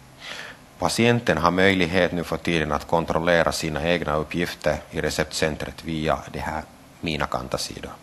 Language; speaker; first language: Swedish; non-native, local second language; Finnish